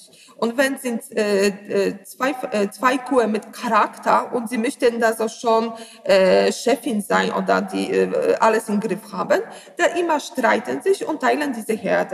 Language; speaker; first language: German; non-native, learner; Polish